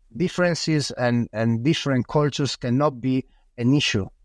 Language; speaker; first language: English; non-native, fluent; Italian